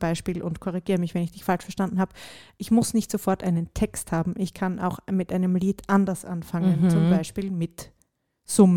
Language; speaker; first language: German; native; German